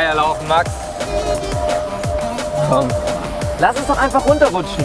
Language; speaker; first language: German; native; German